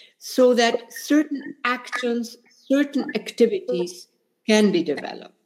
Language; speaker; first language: English; non-native, fluent; Spanish